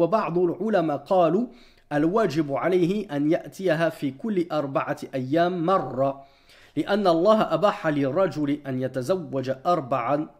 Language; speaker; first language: Arabic; non-native, fluent; French